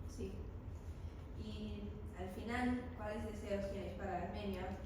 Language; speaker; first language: Spanish; non-native, learner; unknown